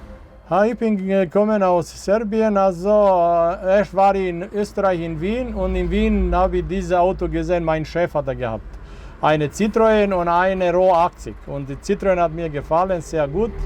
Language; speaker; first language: German; non-native, fluent; Serbian